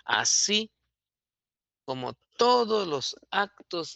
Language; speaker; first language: Spanish; native; Spanish